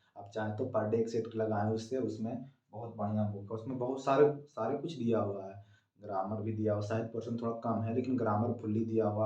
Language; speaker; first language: Hindi; native; Hindi